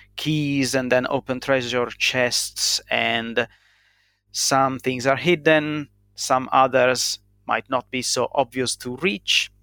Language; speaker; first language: English; non-native, fluent; Italian